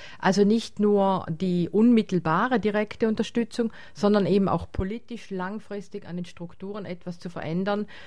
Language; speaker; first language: German; native; German